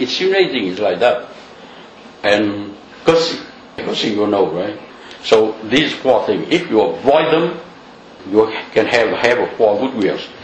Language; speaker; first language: English; non-native, fluent; Vietnamese